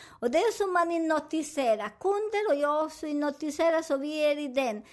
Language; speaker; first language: Swedish; non-native, fluent; Spanish